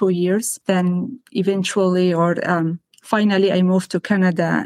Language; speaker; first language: English; non-native, fluent; Arabic